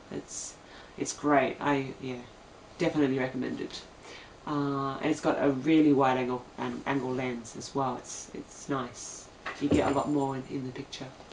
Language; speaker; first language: English; native; English